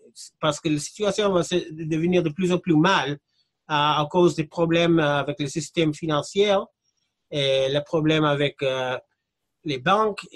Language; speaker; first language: French; non-native, fluent; English